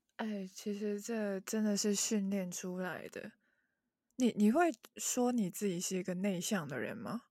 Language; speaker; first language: Chinese; non-native, local second language; Cantonese